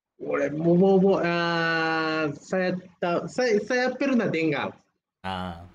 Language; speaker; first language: Malay; non-native, learner; Japanese